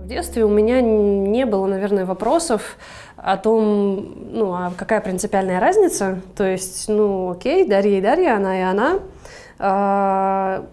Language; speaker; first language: Russian; native; Russian